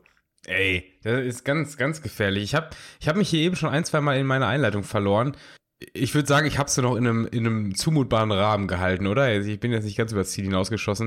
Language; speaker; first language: German; native; German